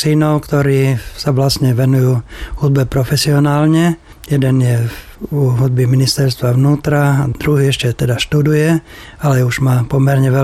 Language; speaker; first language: Slovak; native; Slovak